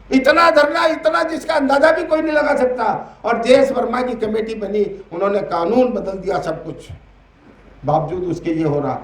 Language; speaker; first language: Hindi; native; Hindi